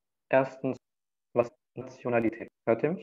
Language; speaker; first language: German; early bilingual, other home language; Turkish